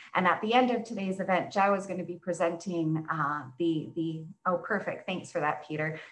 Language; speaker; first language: English; native; English